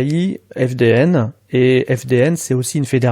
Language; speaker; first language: French; native; French